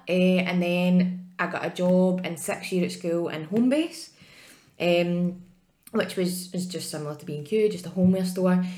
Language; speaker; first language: English; native; English